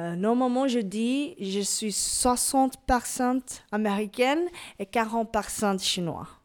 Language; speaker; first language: French; non-native, learner; English